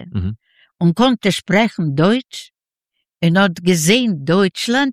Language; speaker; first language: German; non-native, learner; Yiddish